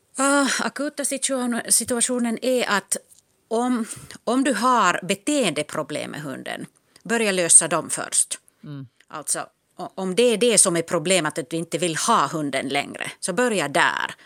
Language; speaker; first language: Swedish; non-native, local second language; Finnish